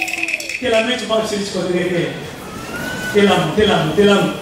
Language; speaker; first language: French; non-native, local second language; Lingala